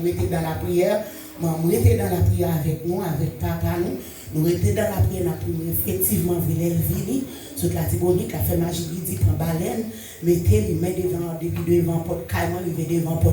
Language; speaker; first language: French; non-native, local second language; Haitian Creole